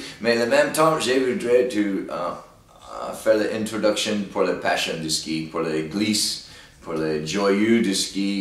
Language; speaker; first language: French; non-native, learner; English